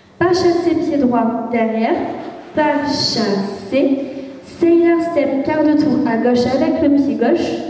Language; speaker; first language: French; native; French